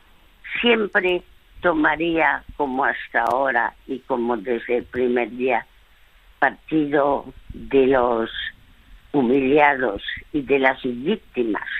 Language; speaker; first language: Spanish; early bilingual, other home language; French